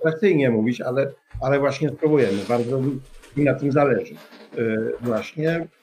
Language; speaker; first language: Polish; native; Polish